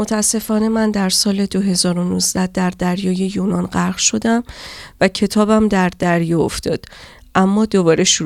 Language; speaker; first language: French; non-native, learner; Persian